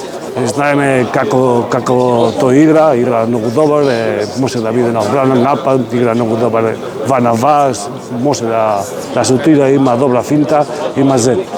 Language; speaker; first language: Macedonian; non-native, learner; Spanish